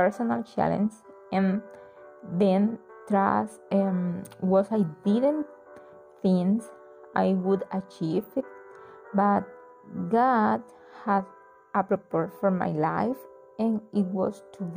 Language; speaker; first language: English; non-native, learner; Spanish